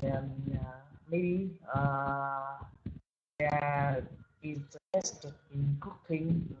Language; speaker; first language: English; non-native, learner; Vietnamese